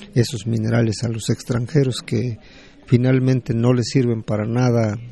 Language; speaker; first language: Spanish; native; Spanish